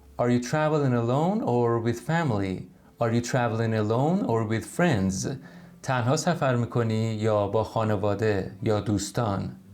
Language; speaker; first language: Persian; native; Persian